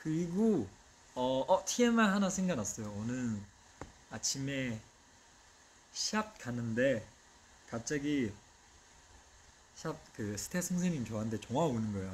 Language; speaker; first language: Korean; non-native, fluent; Chinese